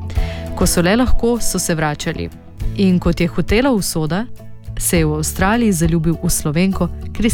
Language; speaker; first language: Slovenian; native; Slovenian